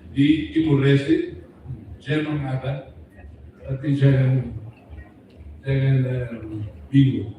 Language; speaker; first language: Indonesian; non-native, fluent; German